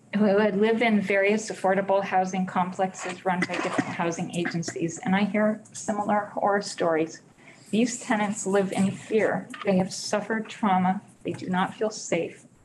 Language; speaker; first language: English; native; English